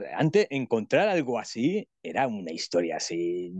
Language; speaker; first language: Spanish; native; Spanish